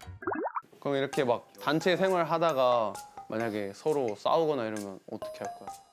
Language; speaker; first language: Korean; native; Korean